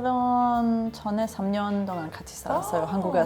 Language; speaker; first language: Korean; non-native, learner; German